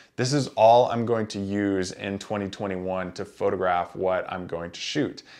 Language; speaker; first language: English; native; English